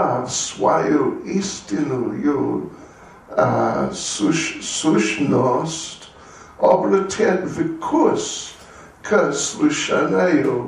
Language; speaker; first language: Russian; non-native, learner; English